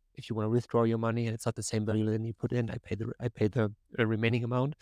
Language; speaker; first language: English; non-native, fluent; German